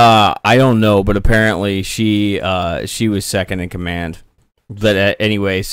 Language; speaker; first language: English; native; English